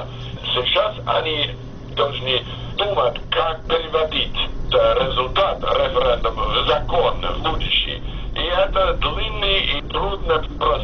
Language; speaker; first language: Russian; non-native, fluent; English